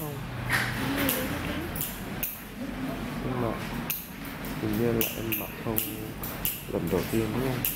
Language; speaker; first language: Vietnamese; non-native, fluent; Japanese